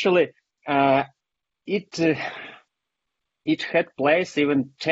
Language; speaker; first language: English; non-native, fluent; Ukrainian